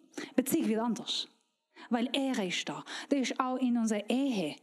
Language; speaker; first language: German; non-native, learner; Persian